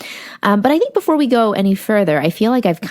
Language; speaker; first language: English; native; English